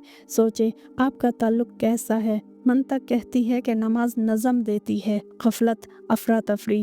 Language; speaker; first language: Hindi; native; Hindi